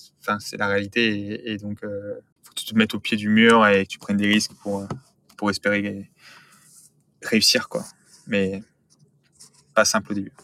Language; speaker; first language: French; native; French